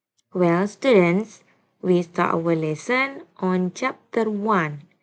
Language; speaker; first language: English; non-native, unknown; Indonesian